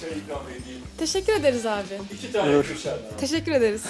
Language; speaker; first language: Turkish; native; Turkish